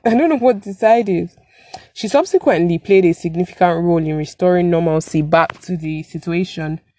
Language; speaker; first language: English; non-native, local second language; Yoruba